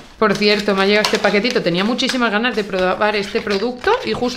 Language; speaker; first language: Spanish; native; Spanish